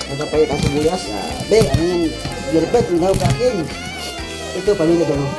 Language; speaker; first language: Filipino; non-native, local second language; Cebuano